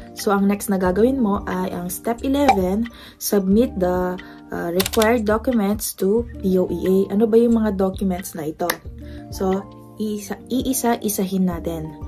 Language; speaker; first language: Filipino; non-native, local second language; Pampanga